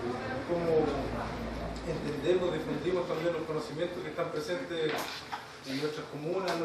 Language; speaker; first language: Spanish; native; Spanish